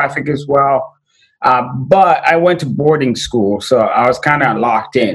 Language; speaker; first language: English; non-native, local second language; Ganda